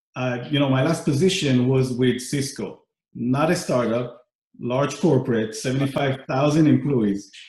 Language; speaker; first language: English; non-native, fluent; Hebrew